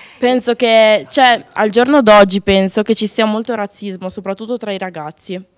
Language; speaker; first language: Italian; early bilingual, other home language; Albanian